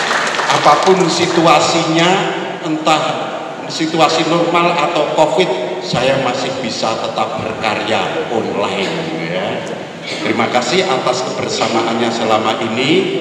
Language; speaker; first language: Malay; non-native, local second language; Javanese